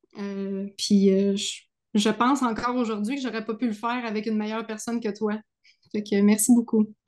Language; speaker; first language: French; native; French